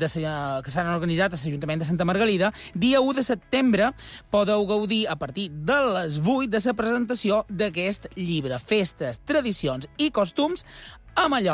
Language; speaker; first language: Catalan; native; Catalan